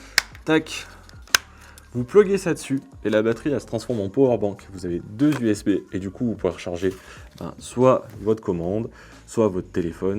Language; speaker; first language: French; native; French